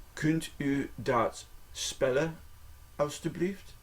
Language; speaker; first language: Dutch; non-native, learner; English